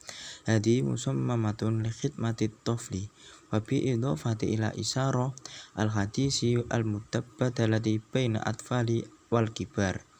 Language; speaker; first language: Arabic; non-native, learner; Indonesian